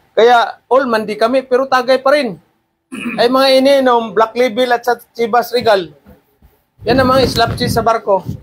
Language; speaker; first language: Filipino; non-native, local second language; Cebuano